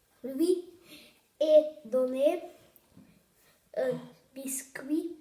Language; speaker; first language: French; non-native, learner; Dutch